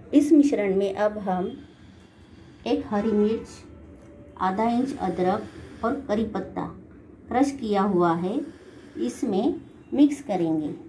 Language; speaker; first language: Hindi; non-native, local second language; Marathi